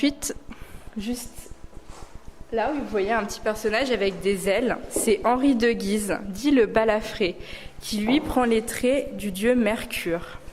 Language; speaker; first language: French; native; French